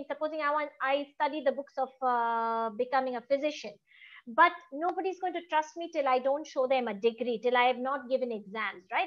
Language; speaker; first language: English; non-native, local second language; Gujarati